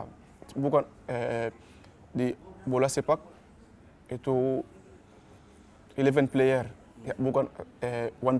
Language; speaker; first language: Indonesian; non-native, learner; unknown